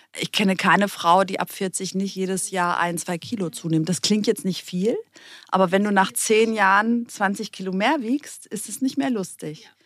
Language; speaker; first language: German; early bilingual, other home language; Greek